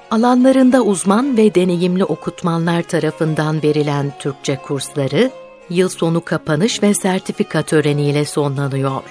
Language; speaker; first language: Turkish; native; Turkish